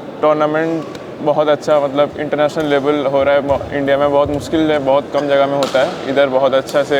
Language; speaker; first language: Hindi; non-native, local second language; Odia